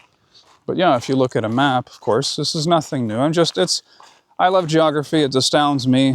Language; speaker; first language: English; native; English